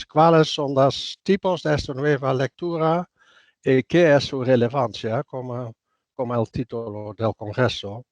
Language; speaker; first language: Spanish; non-native, fluent; Dutch